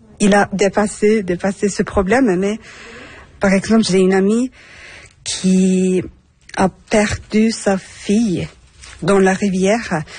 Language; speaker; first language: French; non-native, fluent; Turkish